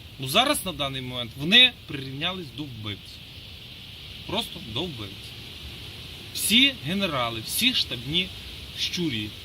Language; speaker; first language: Ukrainian; native; Ukrainian